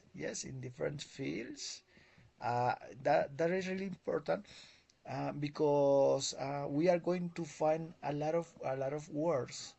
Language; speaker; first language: English; non-native, learner; Spanish